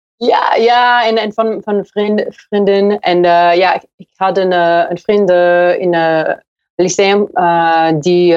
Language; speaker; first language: Dutch; non-native, learner; English